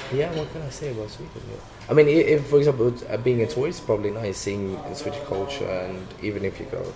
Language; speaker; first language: English; non-native, fluent; Swedish